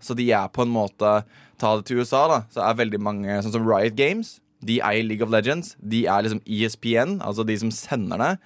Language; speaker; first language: Norwegian; native; Norwegian